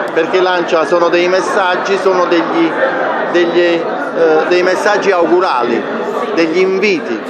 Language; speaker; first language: Italian; native; Italian